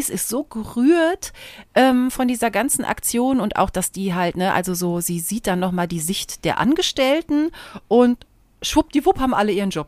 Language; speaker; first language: German; native; German